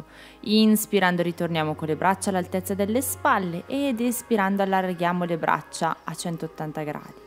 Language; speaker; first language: Italian; native; Italian